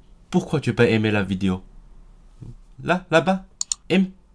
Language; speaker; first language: French; non-native, fluent; Cantonese